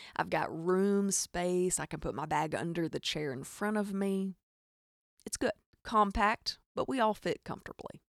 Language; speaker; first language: English; native; English